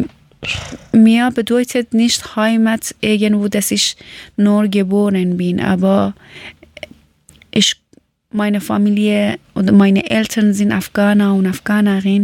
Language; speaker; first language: German; non-native, learner; Persian